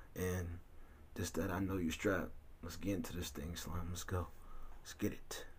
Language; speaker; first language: English; native; English